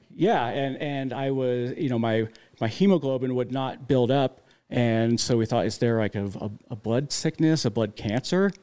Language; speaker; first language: English; native; English